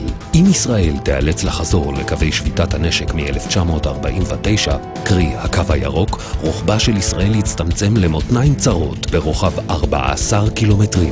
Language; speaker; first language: Hebrew; native; Hebrew